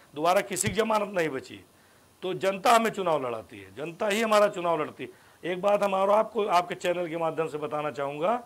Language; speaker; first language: Hindi; native; Hindi